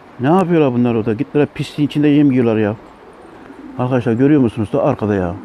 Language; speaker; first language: Turkish; native; Turkish